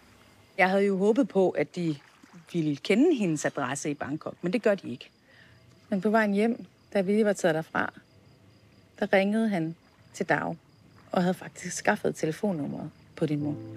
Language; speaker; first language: Danish; native; Danish